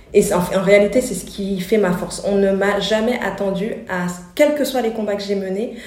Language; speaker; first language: French; native; French